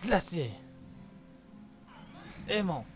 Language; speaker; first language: French; native; French